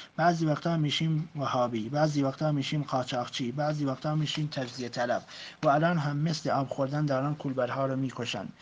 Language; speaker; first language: Persian; non-native, local second language; Kurdish